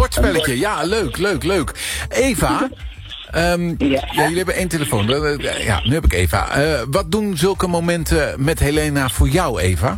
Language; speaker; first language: Dutch; native; Dutch